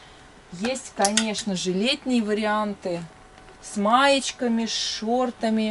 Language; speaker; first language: Russian; native; Russian